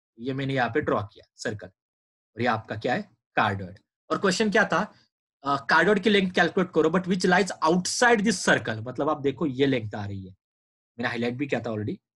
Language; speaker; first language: Hindi; non-native, local second language; Marathi